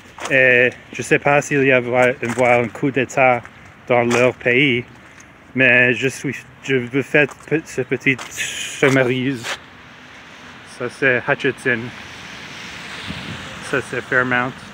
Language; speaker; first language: French; non-native, learner; English